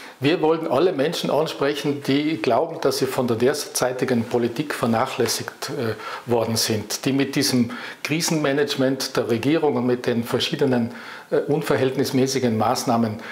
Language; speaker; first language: German; native; German